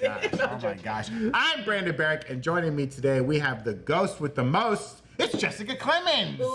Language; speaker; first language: English; native; English